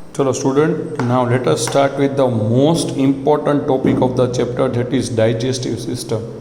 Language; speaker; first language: English; non-native, local second language; Gujarati